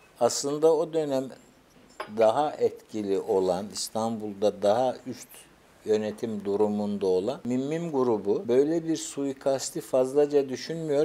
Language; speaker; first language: Turkish; native; Turkish